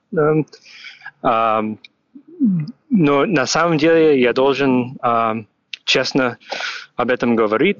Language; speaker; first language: Russian; non-native, fluent; English